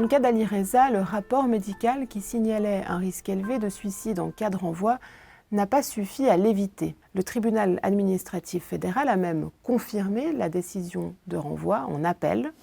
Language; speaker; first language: French; native; French